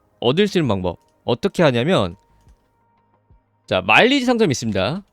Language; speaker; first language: Korean; native; Korean